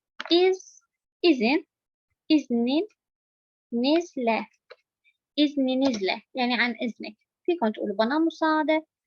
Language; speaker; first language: Turkish; non-native, fluent; Arabic